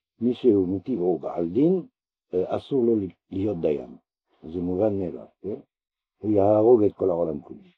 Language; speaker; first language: Hebrew; non-native, fluent; French